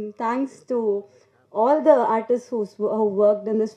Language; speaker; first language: Tamil; native; Tamil